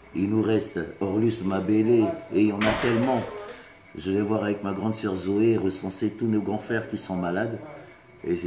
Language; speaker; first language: French; non-native, local second language; Lingala